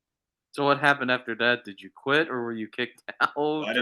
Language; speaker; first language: English; native; English